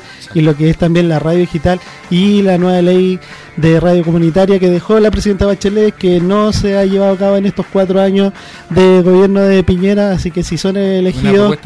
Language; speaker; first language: Spanish; native; Spanish